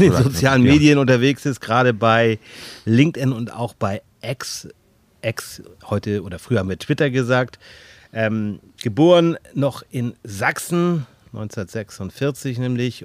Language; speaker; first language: German; native; German